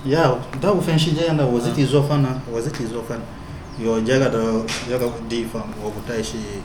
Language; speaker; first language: Chinese; non-native, fluent; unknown